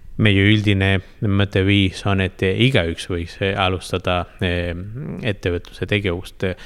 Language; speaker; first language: Estonian; non-native, fluent; Spanish